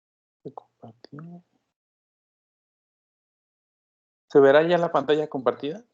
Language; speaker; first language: Spanish; native; Spanish